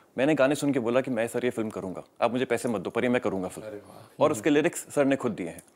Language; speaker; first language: Hindi; native; Hindi